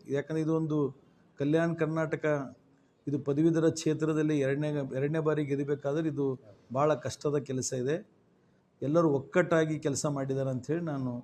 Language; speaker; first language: Kannada; native; Kannada